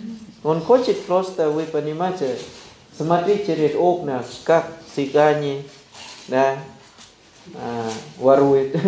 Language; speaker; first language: Russian; non-native, fluent; Thai